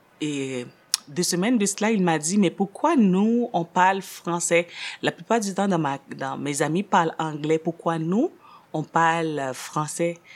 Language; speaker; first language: French; non-native, local second language; Haitian Creole